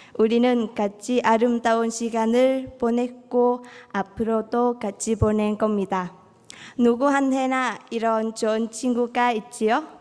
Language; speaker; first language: Korean; non-native, fluent; Vietnamese